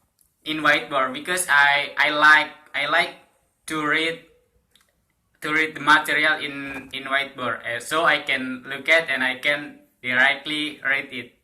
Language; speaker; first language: English; non-native, learner; Indonesian